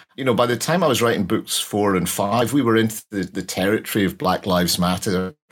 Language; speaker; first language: English; native; English